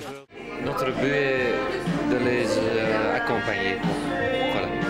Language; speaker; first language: French; non-native, local second language; Dutch